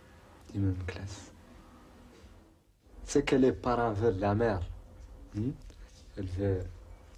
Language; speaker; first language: French; non-native, learner; Arabic